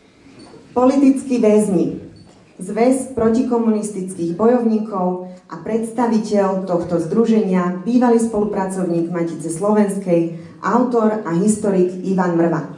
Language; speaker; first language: Slovak; native; Slovak